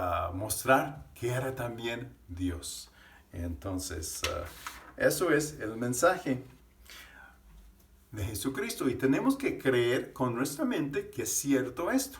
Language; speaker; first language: Spanish; non-native, fluent; English